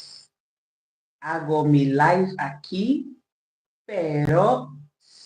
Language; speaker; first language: Spanish; non-native, learner; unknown